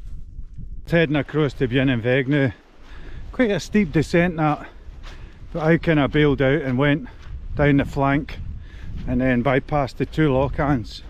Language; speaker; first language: English; native; English